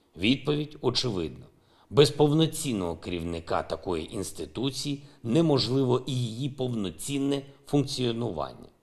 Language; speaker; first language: Ukrainian; non-native, local second language; Russian